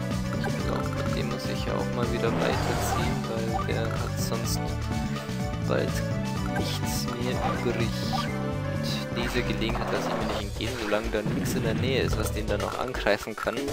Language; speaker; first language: German; native; German